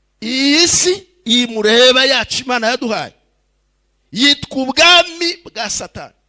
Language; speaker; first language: Kinyarwanda; early bilingual, heritage; Kinyarwanda